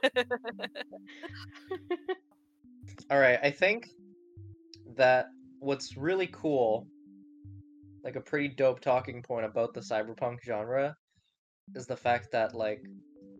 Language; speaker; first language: English; non-native, local second language; Cantonese